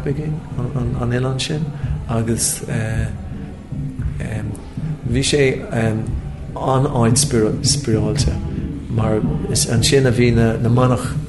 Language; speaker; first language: Irish; non-native, local second language; English